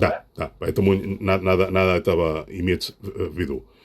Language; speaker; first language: Russian; non-native, fluent; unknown